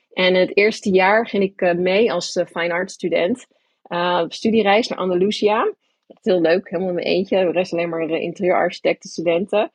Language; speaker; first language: Dutch; early bilingual, other home language; English